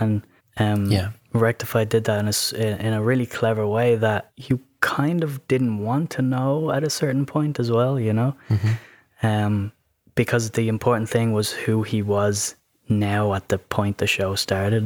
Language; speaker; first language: English; native; English